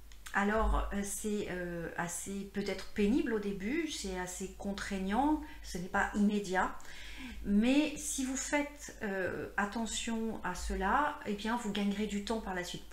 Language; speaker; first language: French; native; French